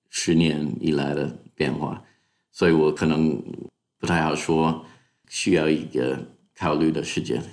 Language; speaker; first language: Chinese; non-native, fluent; English